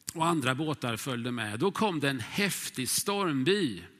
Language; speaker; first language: Swedish; native; Swedish